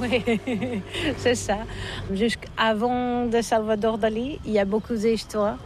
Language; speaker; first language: French; non-native, learner; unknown